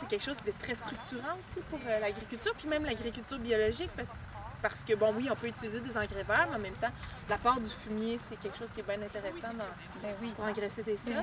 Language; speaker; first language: French; native; French